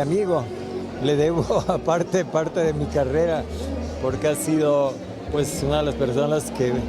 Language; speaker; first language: Spanish; native; Spanish